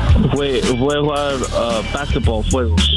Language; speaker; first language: Spanish; non-native, learner; English